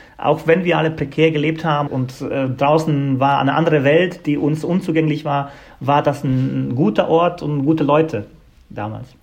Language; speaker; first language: German; non-native, fluent; Bosnian